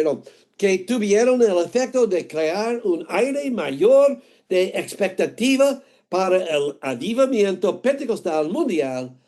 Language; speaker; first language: Spanish; non-native, fluent; English